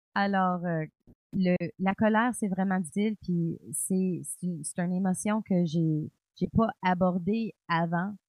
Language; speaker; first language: French; native; French